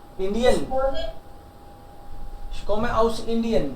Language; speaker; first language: German; non-native, learner; Hindi